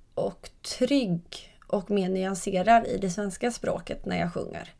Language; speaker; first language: Swedish; native; Swedish